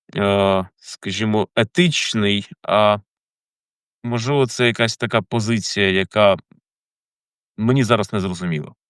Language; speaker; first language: Ukrainian; native; Ukrainian